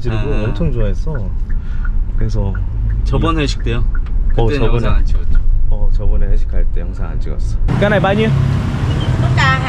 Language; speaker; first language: Korean; native; Korean